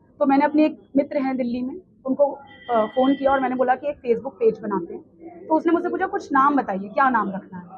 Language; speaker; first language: Hindi; native; Hindi